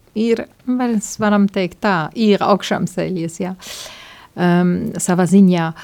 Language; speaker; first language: Latvian; non-native, fluent; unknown